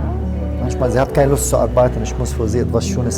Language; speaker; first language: German; non-native, learner; Arabic